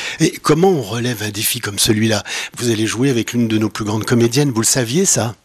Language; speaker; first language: French; native; French